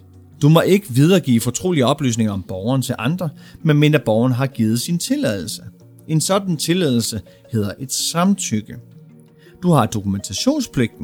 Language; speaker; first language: Danish; native; Danish